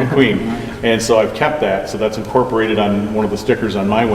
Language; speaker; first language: English; native; English